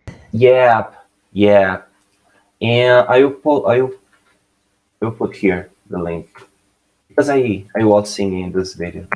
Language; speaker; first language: English; non-native, learner; Portuguese